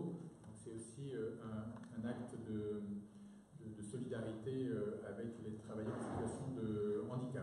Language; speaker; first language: French; native; French